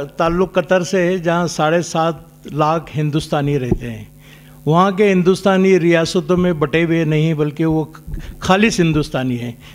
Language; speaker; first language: Hindi; non-native, local second language; Marathi